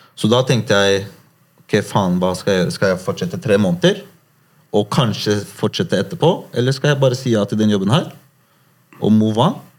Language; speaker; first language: Norwegian; early bilingual, other home language; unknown